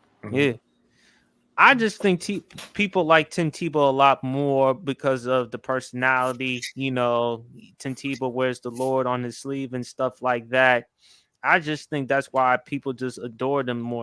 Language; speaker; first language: English; native; English